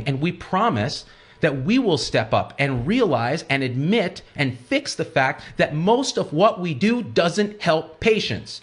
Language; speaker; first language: English; native; English